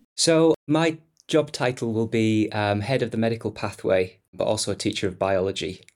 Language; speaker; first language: English; native; English